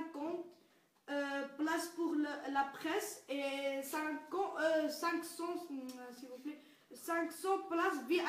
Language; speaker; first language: French; non-native, learner; Arabic